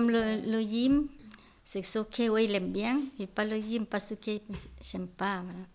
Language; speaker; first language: French; non-native, learner; Lao